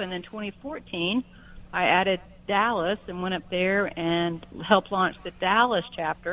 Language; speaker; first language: English; native; English